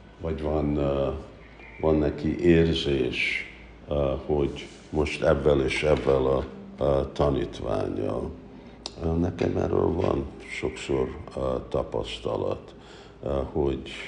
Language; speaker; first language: Hungarian; early bilingual, heritage; Hungarian